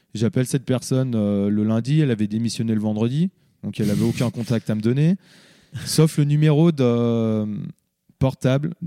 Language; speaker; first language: French; native; French